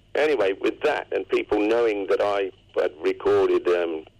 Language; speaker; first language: English; native; English